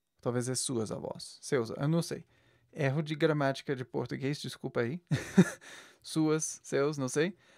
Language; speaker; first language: Portuguese; non-native, fluent; English